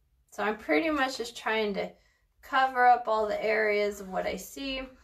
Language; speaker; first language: English; early bilingual, other home language; Spanish